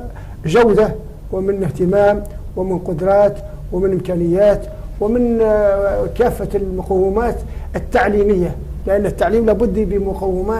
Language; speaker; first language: Arabic; native; Arabic